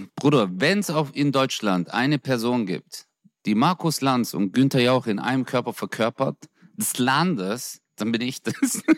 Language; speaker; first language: German; early bilingual, other home language; Turkish